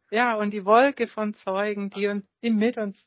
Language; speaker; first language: German; non-native, learner; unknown